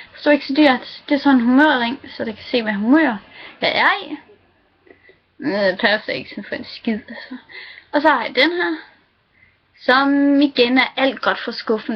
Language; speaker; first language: Danish; native; Danish